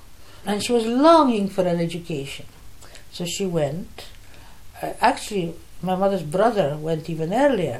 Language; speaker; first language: English; non-native, fluent; Polish